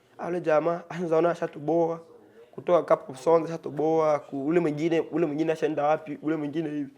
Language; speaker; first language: Swahili; non-native, local second language; Bembe